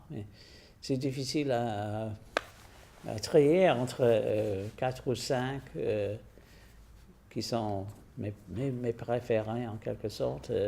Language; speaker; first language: French; non-native, fluent; English